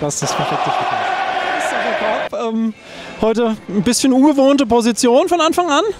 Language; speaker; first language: German; native; German